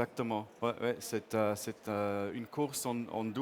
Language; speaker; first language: French; non-native, fluent; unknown